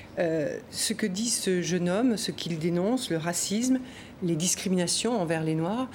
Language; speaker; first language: French; native; French